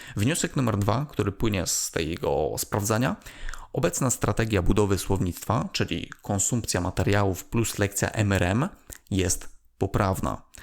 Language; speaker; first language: Polish; native; Polish